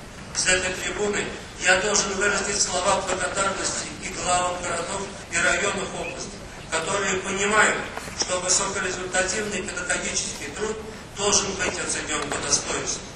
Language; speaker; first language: Russian; native; Russian